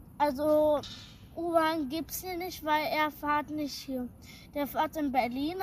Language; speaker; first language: German; early bilingual, other home language; Urdu